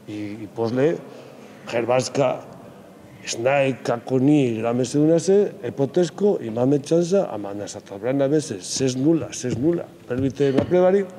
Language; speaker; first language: Macedonian; non-native, learner; Spanish